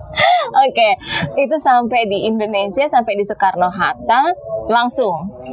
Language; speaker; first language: Indonesian; native; Indonesian